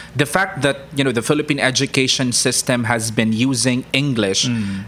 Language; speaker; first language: English; non-native, local second language; Cebuano